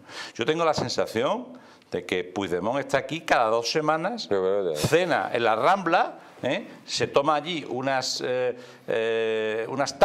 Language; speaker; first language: Spanish; native; Spanish